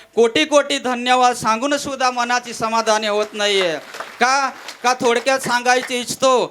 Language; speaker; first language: Marathi; non-native, local second language; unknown